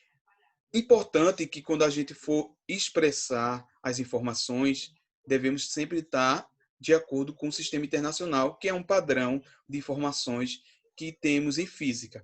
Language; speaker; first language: Portuguese; native; Portuguese